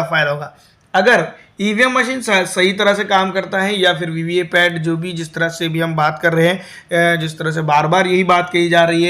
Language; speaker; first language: Hindi; native; Hindi